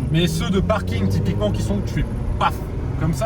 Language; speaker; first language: French; native; French